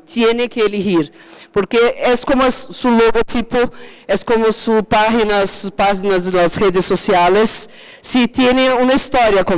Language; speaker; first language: Spanish; non-native, fluent; Portuguese